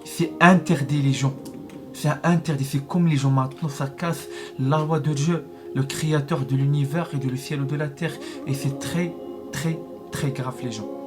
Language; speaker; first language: French; non-native, learner; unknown